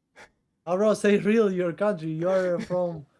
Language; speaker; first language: English; non-native, learner; Portuguese